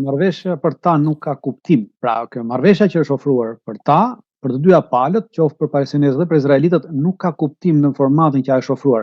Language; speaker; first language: Albanian; native; Albanian